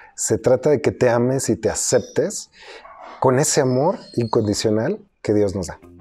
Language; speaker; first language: Spanish; native; Spanish